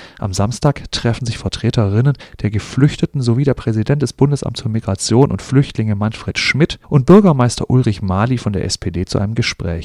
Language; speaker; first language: German; native; German